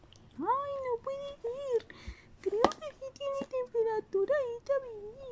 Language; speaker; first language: Spanish; native; Spanish